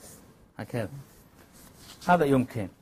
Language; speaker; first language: Arabic; non-native, learner; Chinese